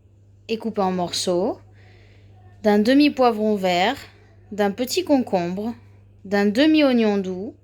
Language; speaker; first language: French; native; French